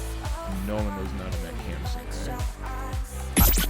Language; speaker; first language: English; native; English